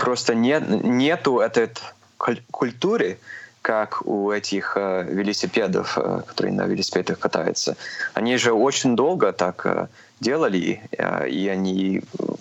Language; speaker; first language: Russian; early bilingual, heritage; Russian